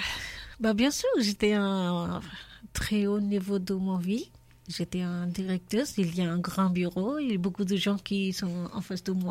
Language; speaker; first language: French; non-native, learner; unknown